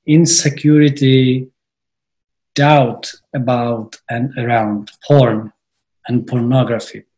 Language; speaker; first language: English; non-native, fluent; Czech